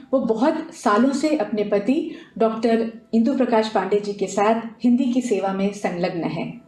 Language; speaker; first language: Hindi; native; Hindi